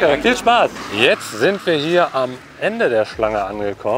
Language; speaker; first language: German; native; German